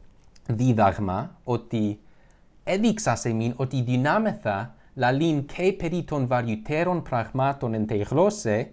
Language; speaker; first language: Greek; non-native, learner; English